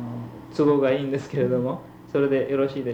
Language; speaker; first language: Japanese; early bilingual, heritage; Japanese